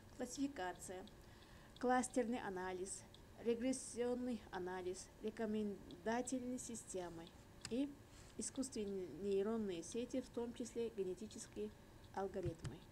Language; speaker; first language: Russian; non-native, local second language; Uzbek